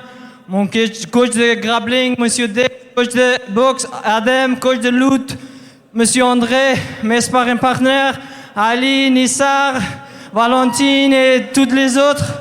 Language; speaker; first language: French; non-native, learner; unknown